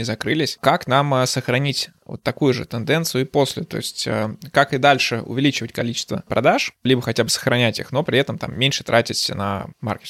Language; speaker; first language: Russian; native; Russian